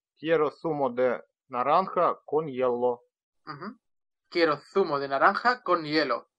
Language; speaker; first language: Spanish; non-native, learner; Russian